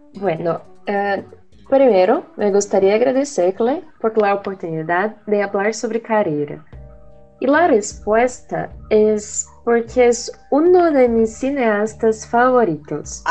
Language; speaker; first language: Spanish; non-native, learner; Portuguese